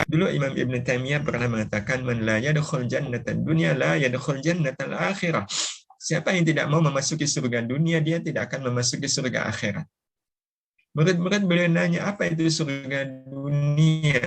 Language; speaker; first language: Indonesian; native; Indonesian